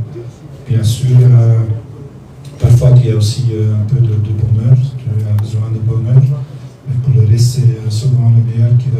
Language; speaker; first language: French; non-native, learner; Dutch